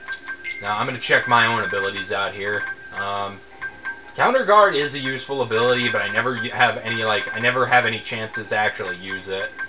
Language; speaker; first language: English; native; English